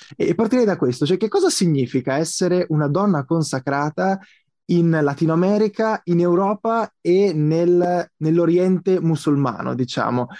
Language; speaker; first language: Italian; native; Italian